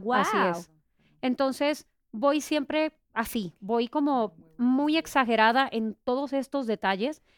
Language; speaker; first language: Spanish; native; Spanish